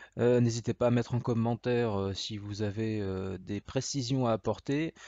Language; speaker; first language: French; native; French